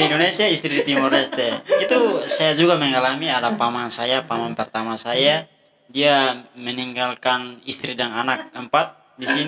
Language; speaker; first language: Indonesian; non-native, fluent; Tetum